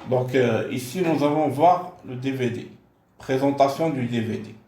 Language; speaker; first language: French; non-native, local second language; Arabic